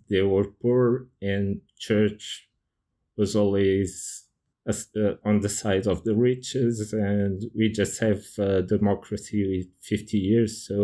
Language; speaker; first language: English; non-native, fluent; Portuguese